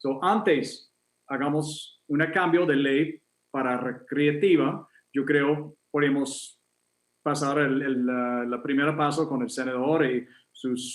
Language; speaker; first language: Spanish; non-native, fluent; English